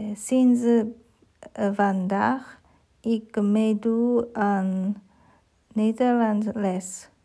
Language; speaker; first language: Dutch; non-native, learner; German